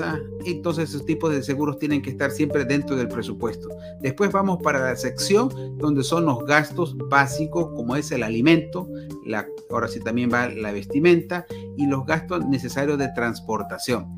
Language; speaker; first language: Spanish; native; Spanish